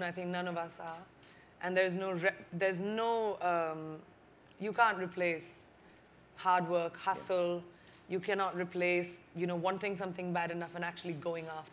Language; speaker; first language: English; non-native, local second language; Hindi